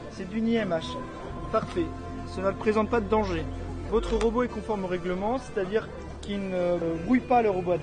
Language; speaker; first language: French; native; French